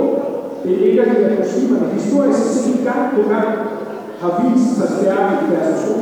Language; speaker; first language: Danish; non-native, fluent; Arabic